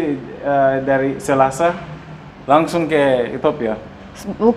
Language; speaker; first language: Indonesian; non-native, fluent; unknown